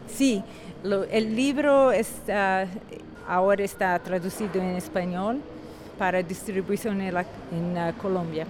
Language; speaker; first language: Spanish; non-native, fluent; Portuguese